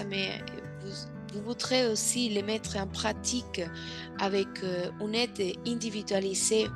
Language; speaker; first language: French; non-native, fluent; Spanish